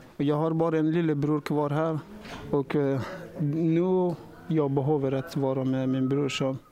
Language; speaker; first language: Swedish; non-native, learner; Persian